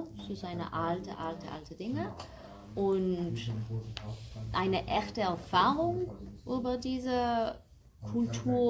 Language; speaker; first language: German; non-native, fluent; English